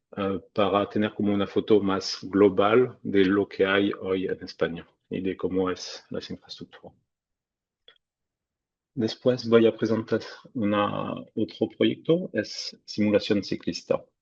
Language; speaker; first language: Spanish; non-native, fluent; French